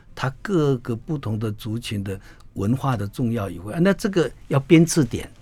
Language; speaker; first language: Chinese; non-native, local second language; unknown